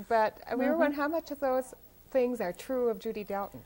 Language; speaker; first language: English; native; English